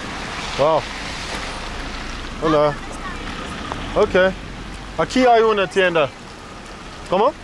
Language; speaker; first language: Spanish; non-native, learner; English